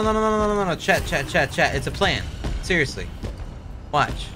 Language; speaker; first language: English; native; English